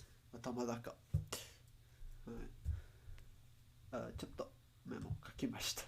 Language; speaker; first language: Japanese; non-native, learner; Spanish